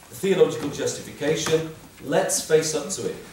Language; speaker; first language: English; native; English